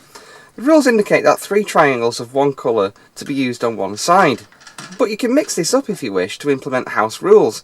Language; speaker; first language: English; native; English